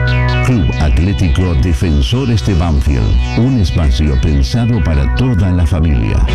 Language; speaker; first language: Spanish; native; Spanish